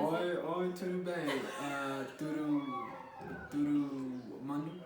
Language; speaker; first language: Portuguese; non-native, learner; English